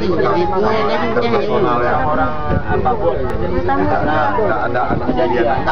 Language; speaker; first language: Indonesian; non-native, local second language; Achinese